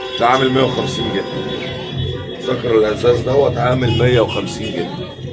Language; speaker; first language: Egyptian Arabic; native; Egyptian Arabic